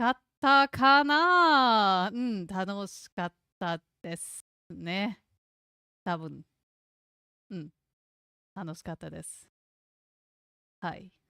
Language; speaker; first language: Japanese; non-native, learner; English